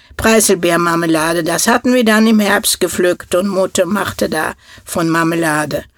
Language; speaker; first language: German; non-native, fluent; Norwegian